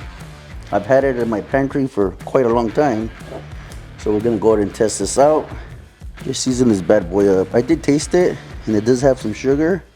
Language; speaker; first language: English; native; English